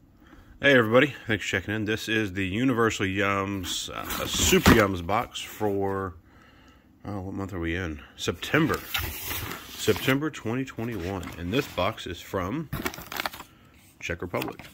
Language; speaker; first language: English; native; English